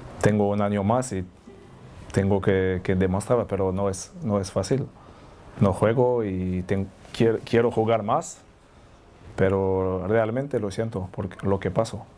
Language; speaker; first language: Spanish; non-native, learner; French